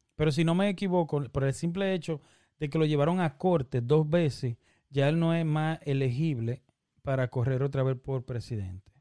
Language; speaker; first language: Spanish; early bilingual, heritage; Spanish